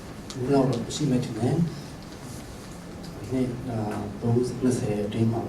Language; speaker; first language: Burmese; non-native, local second language; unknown